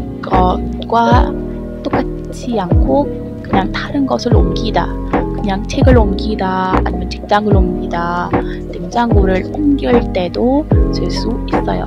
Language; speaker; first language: Korean; non-native, learner; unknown